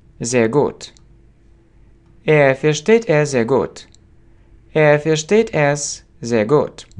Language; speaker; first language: German; non-native, fluent; Russian